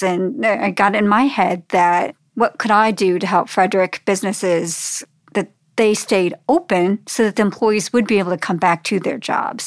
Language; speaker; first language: English; native; English